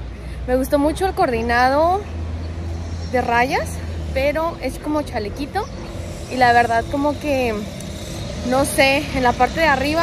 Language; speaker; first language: Spanish; native; Spanish